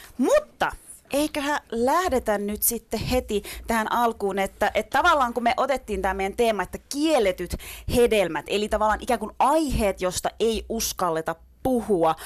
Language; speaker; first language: Finnish; early bilingual, other home language; Turkish